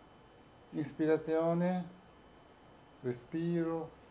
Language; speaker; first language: Italian; non-native, learner; Tibetan